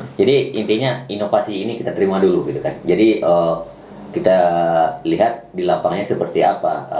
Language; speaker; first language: Indonesian; non-native, local second language; Minangkabau